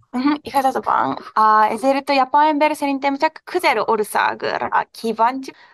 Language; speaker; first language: Hungarian; non-native, learner; Japanese